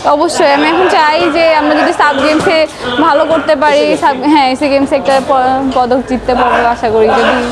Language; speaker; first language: Bangla; native; Bangla